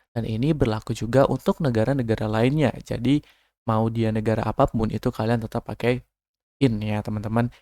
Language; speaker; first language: Indonesian; native; Indonesian